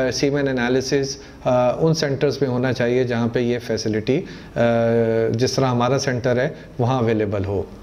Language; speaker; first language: Urdu; native; Urdu